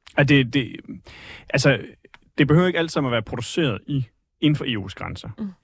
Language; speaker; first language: Danish; native; Danish